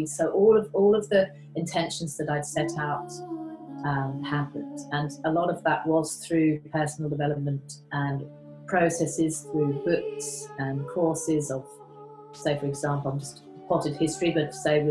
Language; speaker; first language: English; native; English